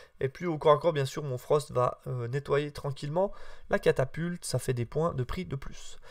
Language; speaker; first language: French; native; French